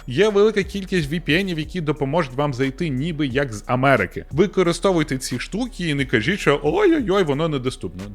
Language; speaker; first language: Ukrainian; non-native, local second language; Russian